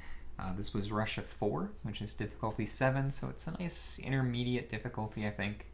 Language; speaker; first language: English; native; English